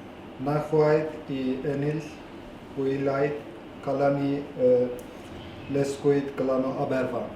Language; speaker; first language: Welsh; non-native, learner; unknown